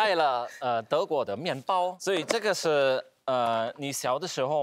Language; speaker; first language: Chinese; non-native, learner; German